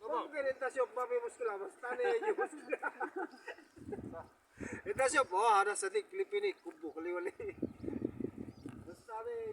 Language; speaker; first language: Arabic; non-native, learner; Filipino